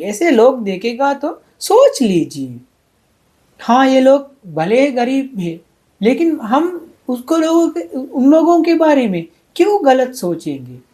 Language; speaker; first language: Hindi; non-native, fluent; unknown